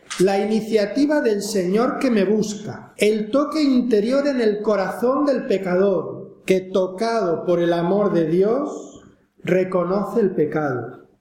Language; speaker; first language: Spanish; native; Spanish